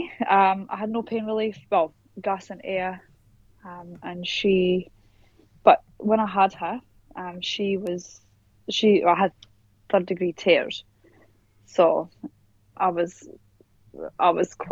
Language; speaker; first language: English; native; English